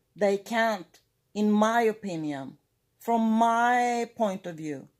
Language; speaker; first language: English; non-native, fluent; Swedish